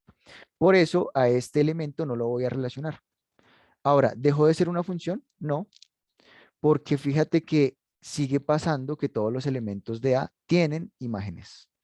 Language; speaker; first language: Spanish; native; Spanish